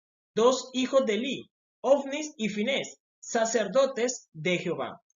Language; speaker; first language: Spanish; native; Spanish